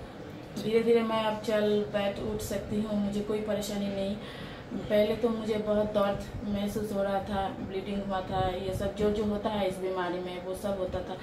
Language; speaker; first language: Hindi; non-native, local second language; Assamese